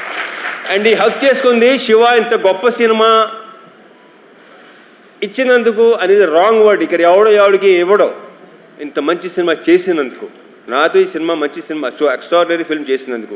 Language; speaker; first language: Telugu; native; Telugu